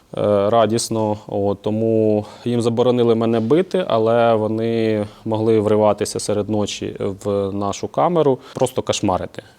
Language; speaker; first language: Ukrainian; native; Ukrainian